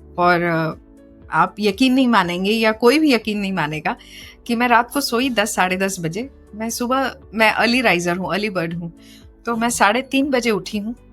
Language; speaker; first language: Hindi; non-native, local second language; Marathi